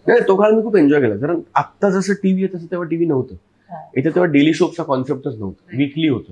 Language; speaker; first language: Marathi; native; Marathi